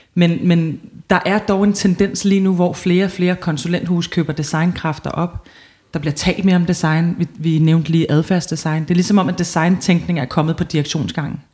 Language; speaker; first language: Danish; native; Danish